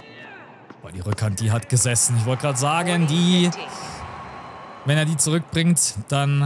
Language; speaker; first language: German; native; German